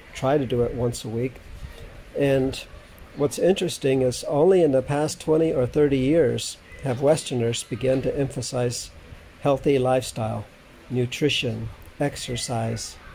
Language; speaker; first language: English; native; English